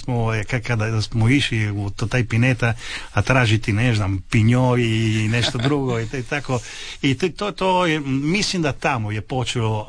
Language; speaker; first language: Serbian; early bilingual, heritage; Italian